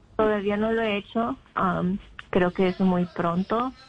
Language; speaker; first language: Spanish; early bilingual, heritage; Spanish